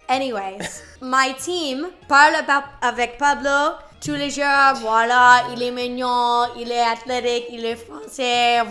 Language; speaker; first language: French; non-native, learner; English